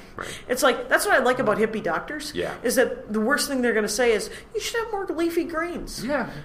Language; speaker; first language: English; native; English